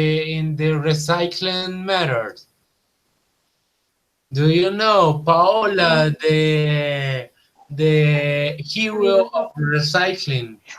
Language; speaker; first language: English; non-native, learner; Spanish